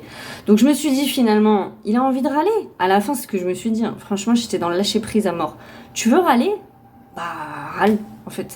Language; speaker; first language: French; native; French